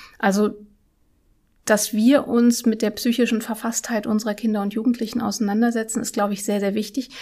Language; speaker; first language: German; early bilingual, other home language; Russian